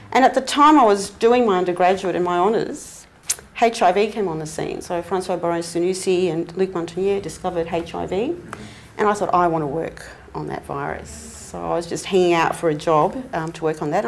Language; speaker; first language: English; native; English